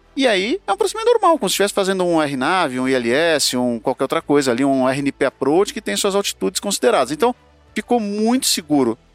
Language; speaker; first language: Portuguese; native; Portuguese